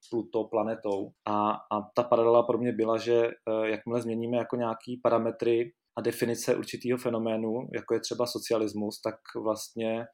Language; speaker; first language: Czech; native; Czech